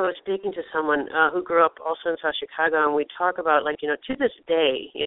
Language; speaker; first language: English; native; English